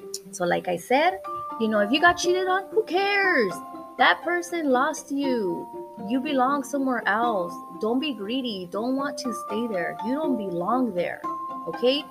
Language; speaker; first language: English; early bilingual, other home language; Spanish